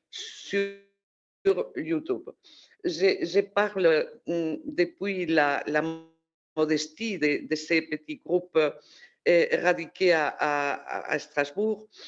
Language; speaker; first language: French; non-native, fluent; Spanish